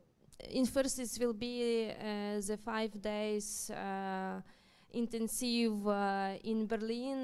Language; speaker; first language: English; non-native, learner; Ukrainian